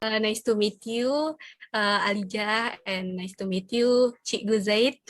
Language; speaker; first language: English; non-native, learner; Indonesian